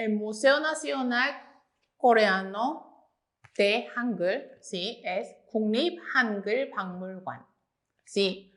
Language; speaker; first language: Spanish; non-native, fluent; Korean